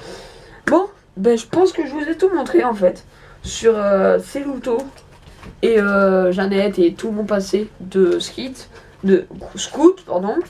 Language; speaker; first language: French; native; French